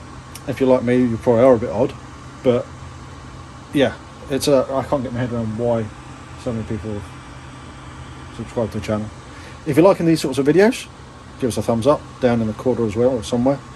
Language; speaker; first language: English; native; English